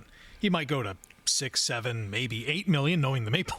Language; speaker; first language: English; native; English